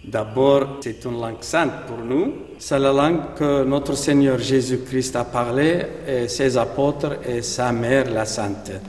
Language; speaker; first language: French; non-native, fluent; Aramaic